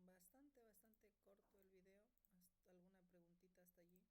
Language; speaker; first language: Spanish; native; Spanish